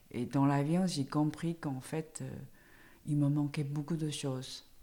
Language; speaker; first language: French; non-native, fluent; Chinese